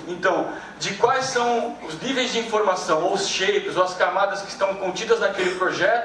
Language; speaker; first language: Portuguese; native; Portuguese